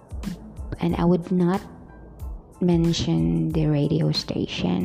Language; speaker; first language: English; non-native, local second language; Cebuano